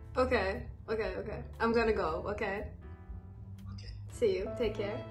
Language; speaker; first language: English; non-native, fluent; Persian